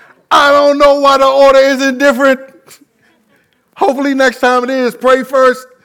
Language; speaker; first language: English; native; English